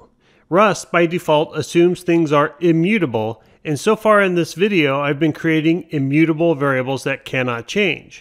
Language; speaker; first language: English; native; English